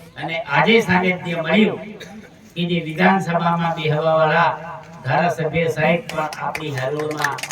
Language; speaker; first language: Gujarati; native; Gujarati